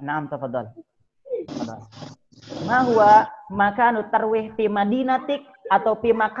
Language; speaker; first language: Arabic; non-native, learner; Indonesian